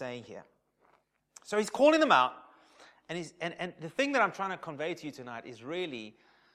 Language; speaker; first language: English; native; English